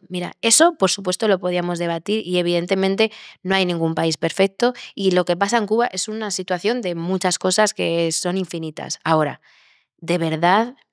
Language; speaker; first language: Spanish; native; Spanish